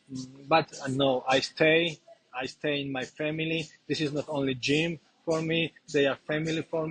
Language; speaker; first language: English; non-native, learner; Georgian